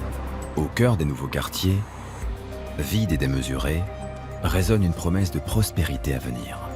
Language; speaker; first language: French; native; French